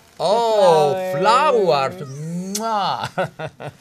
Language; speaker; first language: English; non-native, fluent; Italian